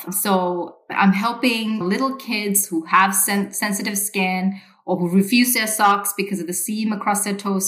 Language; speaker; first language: English; non-native, local second language; Sinhala